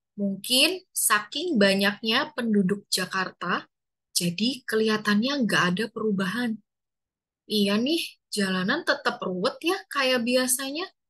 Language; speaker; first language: Indonesian; native; Indonesian